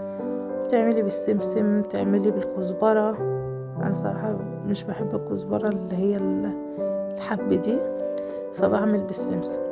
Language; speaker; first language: Arabic; native; Arabic